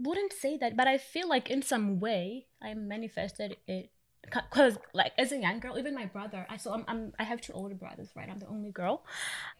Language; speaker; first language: English; non-native, local second language; Tswana